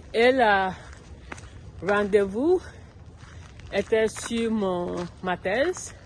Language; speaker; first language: French; non-native, learner; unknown